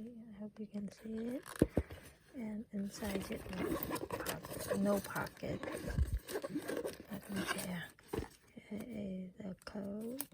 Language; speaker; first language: English; non-native, learner; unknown